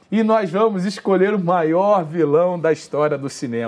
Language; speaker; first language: Portuguese; native; Portuguese